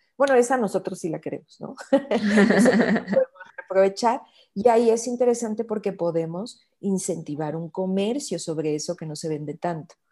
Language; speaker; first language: Spanish; native; Spanish